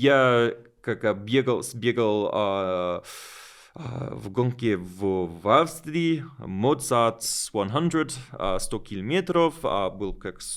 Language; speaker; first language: Russian; non-native, learner; English